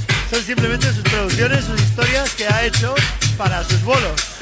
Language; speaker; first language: Spanish; native; Spanish